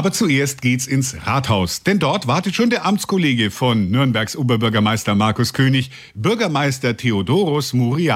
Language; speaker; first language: German; native; German